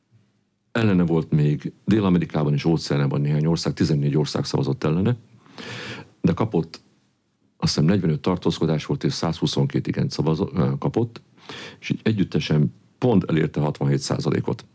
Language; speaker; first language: Hungarian; native; Hungarian